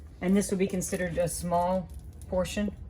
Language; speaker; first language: English; native; English